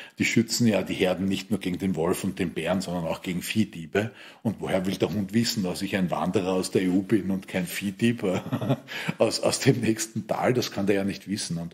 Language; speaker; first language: German; native; German